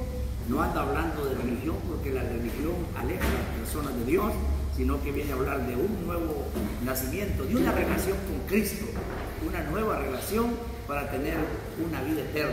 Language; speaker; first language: Spanish; native; Spanish